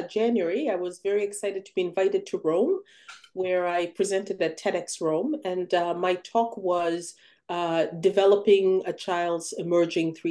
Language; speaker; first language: English; non-native, local second language; Ganda